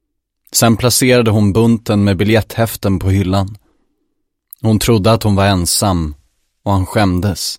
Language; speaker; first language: Swedish; native; Swedish